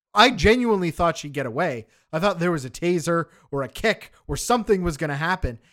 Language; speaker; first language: English; native; English